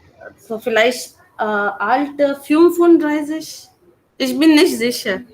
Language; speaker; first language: German; non-native, learner; Hindi